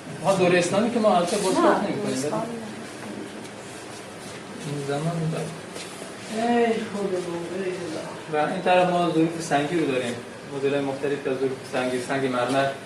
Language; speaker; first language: Persian; native; Persian